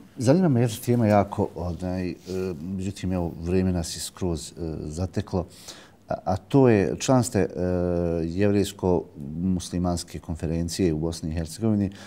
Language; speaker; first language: Bosnian; native; Bosnian